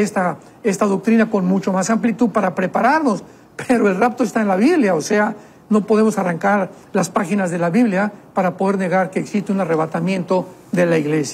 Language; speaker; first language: Spanish; native; Spanish